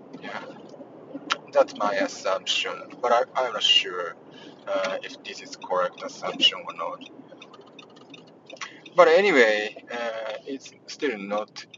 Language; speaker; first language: English; non-native, learner; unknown